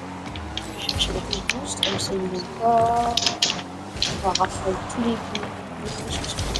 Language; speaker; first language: French; native; French